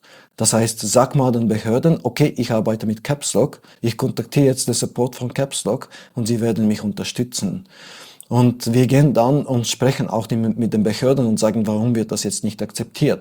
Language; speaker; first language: German; non-native, fluent; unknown